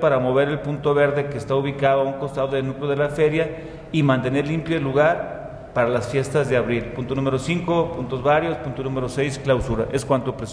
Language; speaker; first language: Spanish; native; Spanish